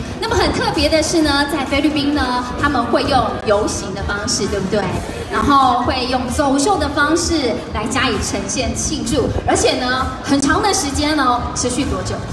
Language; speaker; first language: Chinese; native; Chinese